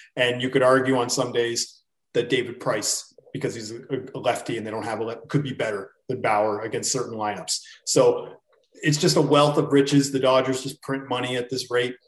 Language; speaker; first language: English; native; English